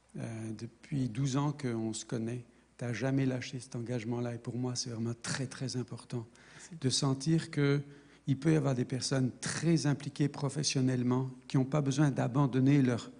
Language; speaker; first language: French; native; French